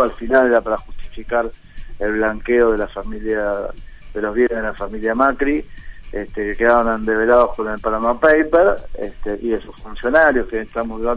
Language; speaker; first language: Spanish; native; Spanish